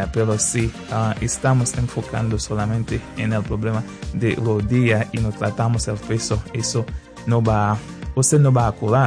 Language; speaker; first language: Spanish; non-native, fluent; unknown